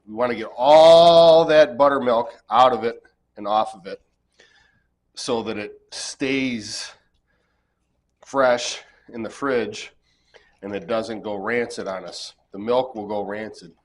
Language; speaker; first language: English; native; English